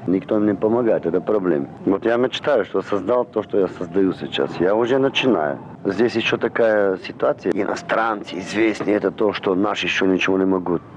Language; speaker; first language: Russian; non-native, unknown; Armenian